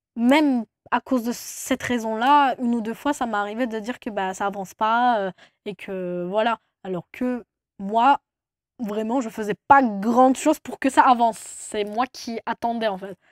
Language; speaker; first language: French; non-native, fluent; Turkish